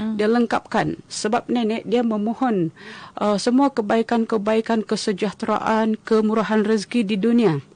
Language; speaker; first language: Malay; non-native, local second language; Central Dusun